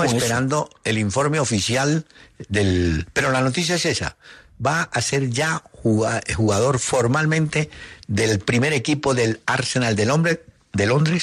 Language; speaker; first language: Spanish; native; Spanish